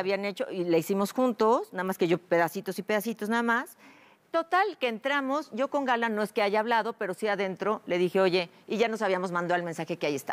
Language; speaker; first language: Spanish; native; Spanish